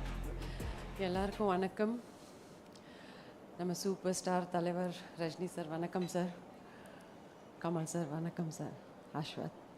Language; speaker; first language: Tamil; non-native, fluent; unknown